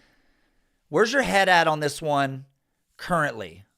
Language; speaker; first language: English; native; English